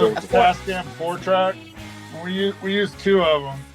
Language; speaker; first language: English; native; English